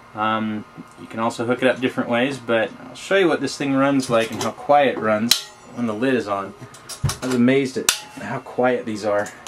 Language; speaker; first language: English; native; English